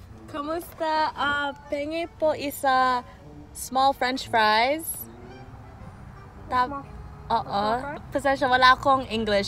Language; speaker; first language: Filipino; early bilingual, heritage; English